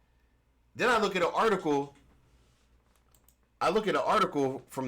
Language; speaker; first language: English; native; English